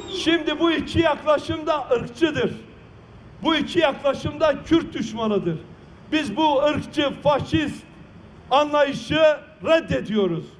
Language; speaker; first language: Turkish; non-native, local second language; Kurdish